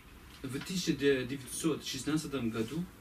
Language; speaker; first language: Russian; non-native, learner; Kurdish